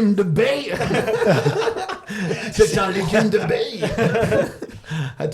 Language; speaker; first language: French; native; French